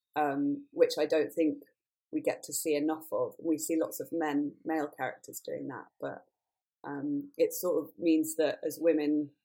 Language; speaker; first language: English; native; English